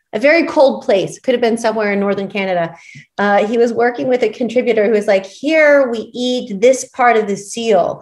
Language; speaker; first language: English; native; English